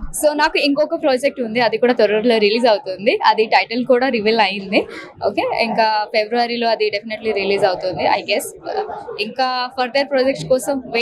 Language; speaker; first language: Telugu; non-native, fluent; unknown